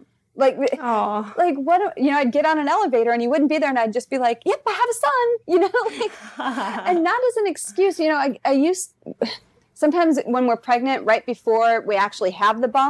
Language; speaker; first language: English; native; English